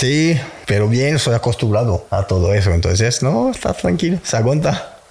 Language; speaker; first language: Spanish; non-native, fluent; French